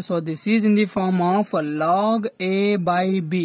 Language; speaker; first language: English; non-native, local second language; Telugu